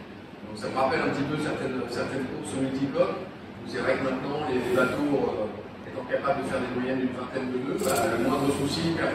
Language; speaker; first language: French; native; French